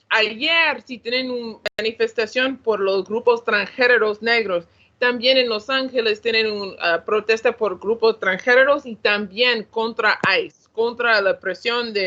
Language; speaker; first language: Spanish; non-native, learner; English